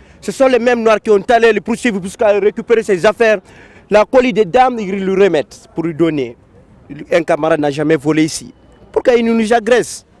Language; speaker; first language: French; non-native, local second language; Fula